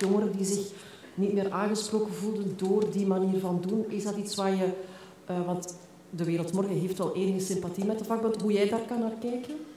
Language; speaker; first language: Dutch; native; Dutch